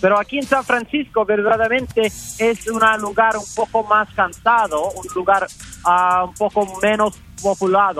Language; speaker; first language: Spanish; early bilingual, heritage; English